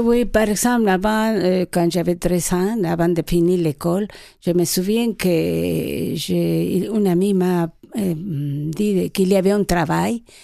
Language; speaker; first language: French; non-native, learner; Spanish